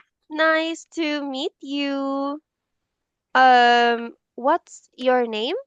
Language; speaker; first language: English; non-native, fluent; Filipino